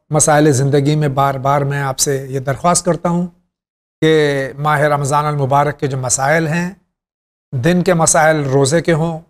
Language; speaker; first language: Hindi; native; Hindi